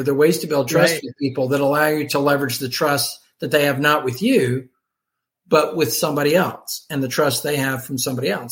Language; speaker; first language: English; native; English